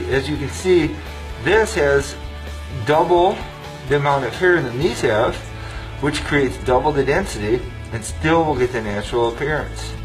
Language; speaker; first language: English; native; English